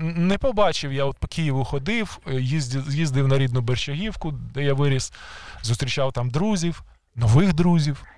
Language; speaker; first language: Ukrainian; native; Ukrainian